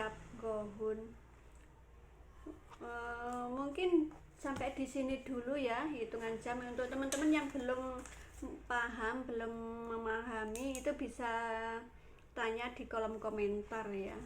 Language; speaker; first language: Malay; non-native, local second language; Javanese